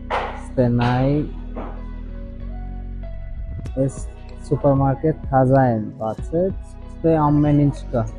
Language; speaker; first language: Armenian; non-native, learner; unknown